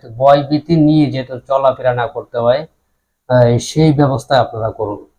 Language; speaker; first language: Bangla; native; Bangla